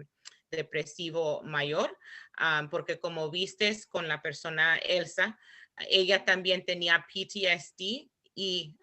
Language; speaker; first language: Spanish; early bilingual, heritage; Spanish